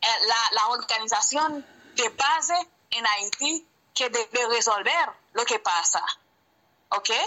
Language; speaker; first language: Spanish; non-native, learner; Haitian Creole